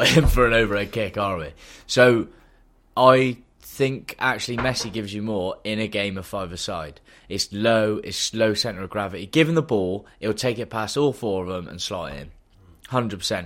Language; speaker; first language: English; native; English